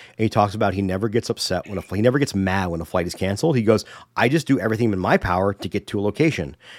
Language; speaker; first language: English; native; English